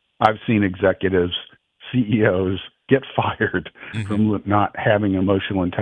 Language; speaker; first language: English; native; English